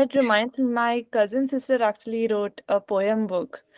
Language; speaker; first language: English; non-native, local second language; Hindi